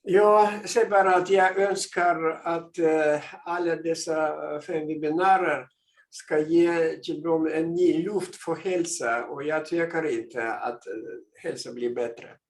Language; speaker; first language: Swedish; non-native, fluent; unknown